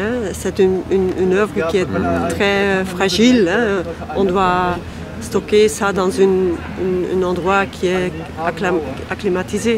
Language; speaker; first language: French; non-native, local second language; Dutch